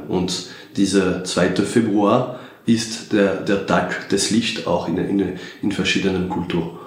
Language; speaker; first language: German; non-native, fluent; French